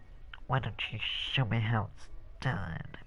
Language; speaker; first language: English; native; English